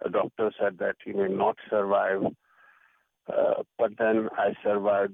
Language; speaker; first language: English; non-native, local second language; Kashmiri